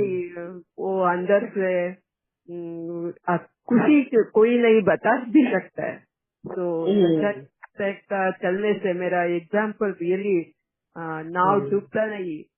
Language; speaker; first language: Hindi; non-native, local second language; Kannada